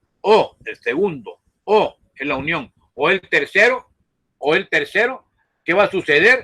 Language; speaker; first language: Spanish; native; Spanish